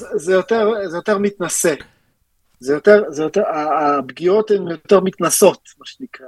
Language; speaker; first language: Hebrew; early bilingual, other home language; Russian